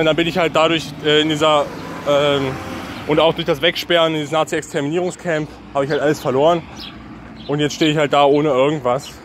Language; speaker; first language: German; native; German